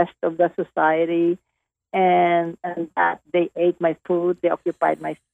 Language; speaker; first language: English; non-native, local second language; Hiligaynon